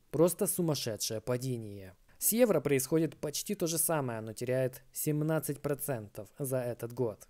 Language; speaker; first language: Russian; native; Russian